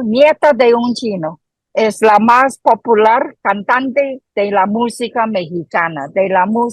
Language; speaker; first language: Spanish; non-native, fluent; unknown